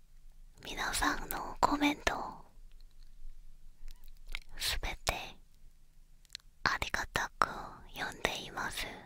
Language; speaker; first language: Japanese; non-native, learner; Korean